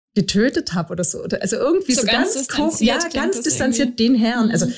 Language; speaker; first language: German; native; German